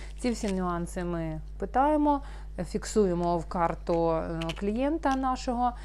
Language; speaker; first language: Ukrainian; non-native, local second language; Russian